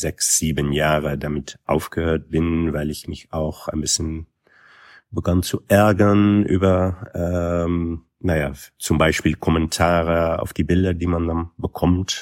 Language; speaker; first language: German; non-native, fluent; Dutch